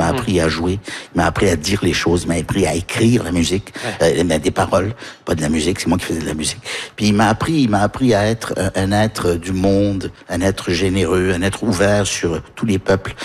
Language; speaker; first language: French; early bilingual, other home language; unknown